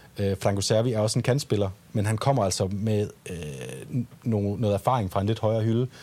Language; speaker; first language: Danish; native; Danish